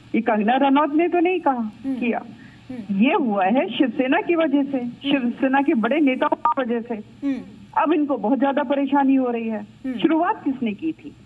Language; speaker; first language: Hindi; native; Hindi